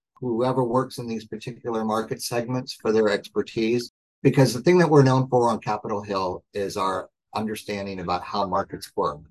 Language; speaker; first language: English; native; English